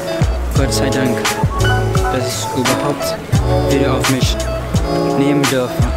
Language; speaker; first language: German; non-native, learner; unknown